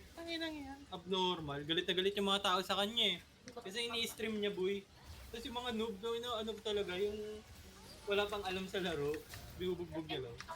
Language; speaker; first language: Filipino; native; Filipino